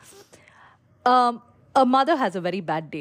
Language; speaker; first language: English; non-native, local second language; Malayalam